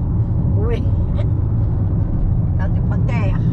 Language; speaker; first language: French; non-native, fluent; Portuguese